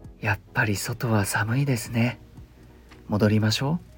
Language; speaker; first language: Japanese; native; Japanese